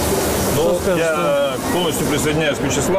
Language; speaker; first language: Russian; native; Russian